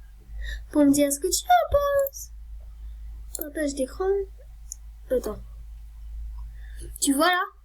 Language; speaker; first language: French; native; French